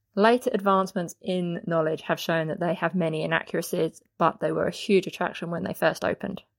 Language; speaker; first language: English; native; English